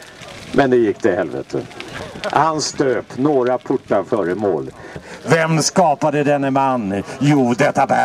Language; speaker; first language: Swedish; native; Swedish